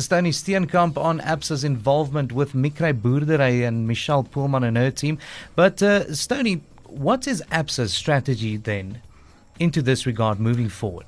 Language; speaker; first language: English; non-native, local second language; Afrikaans